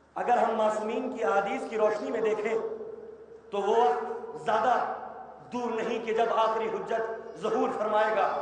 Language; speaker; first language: Urdu; native; Urdu